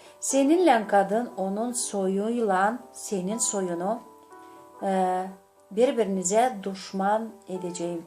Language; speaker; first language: Turkish; non-native, learner; Gagauz